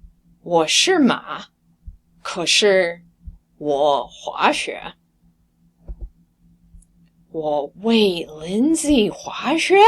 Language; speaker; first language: Chinese; non-native, fluent; English